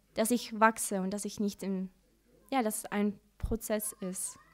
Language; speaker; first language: German; non-native, learner; Dutch